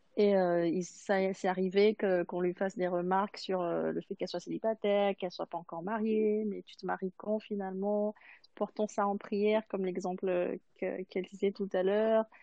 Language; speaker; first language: French; non-native, local second language; Malagasy